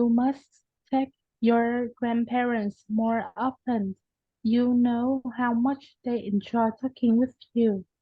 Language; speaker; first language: English; non-native, learner; Vietnamese